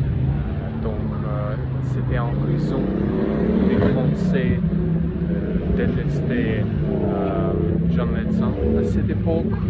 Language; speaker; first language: French; non-native, learner; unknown